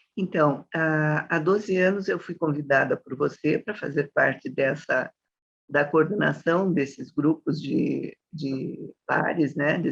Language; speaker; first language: Portuguese; native; Portuguese